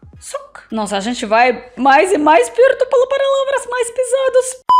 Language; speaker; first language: Portuguese; non-native, learner; Russian